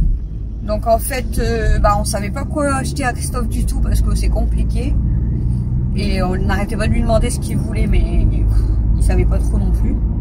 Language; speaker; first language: French; native; French